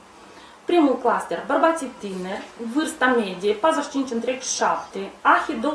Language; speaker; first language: Romanian; native; Romanian